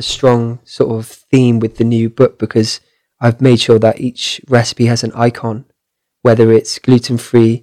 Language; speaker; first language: English; native; English